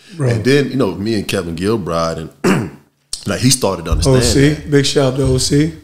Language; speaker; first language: English; native; English